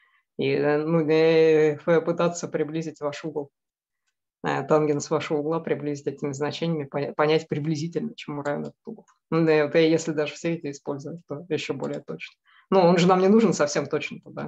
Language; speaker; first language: Russian; native; Russian